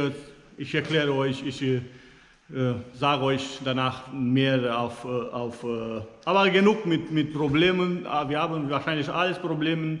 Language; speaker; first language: German; non-native, fluent; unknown